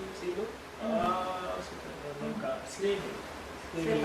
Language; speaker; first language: Japanese; non-native, learner; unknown